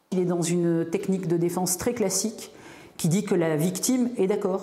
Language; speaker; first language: French; native; French